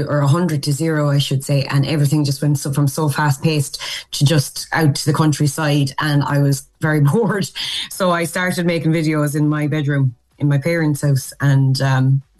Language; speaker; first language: English; native; English